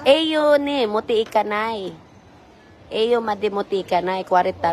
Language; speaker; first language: Japanese; non-native, learner; Filipino